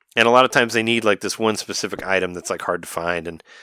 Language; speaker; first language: English; native; English